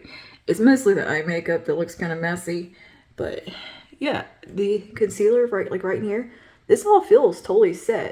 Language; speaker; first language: English; native; English